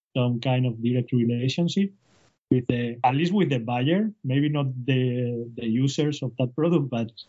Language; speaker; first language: English; non-native, fluent; Spanish